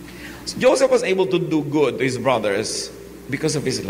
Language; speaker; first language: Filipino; native; Filipino